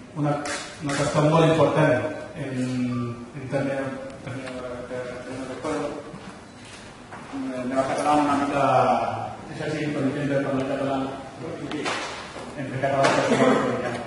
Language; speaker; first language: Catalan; non-native, learner; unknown